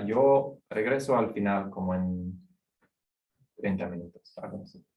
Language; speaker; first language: Spanish; non-native, fluent; English